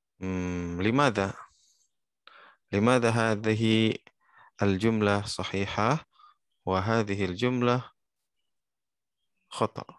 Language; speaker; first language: Arabic; non-native, fluent; Indonesian